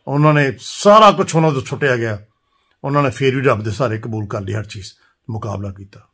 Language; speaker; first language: Urdu; non-native, local second language; Punjabi